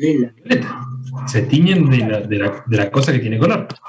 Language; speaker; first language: Spanish; native; Spanish